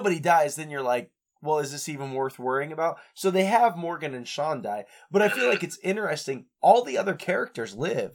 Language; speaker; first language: English; native; English